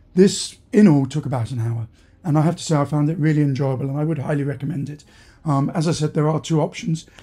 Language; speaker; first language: English; native; English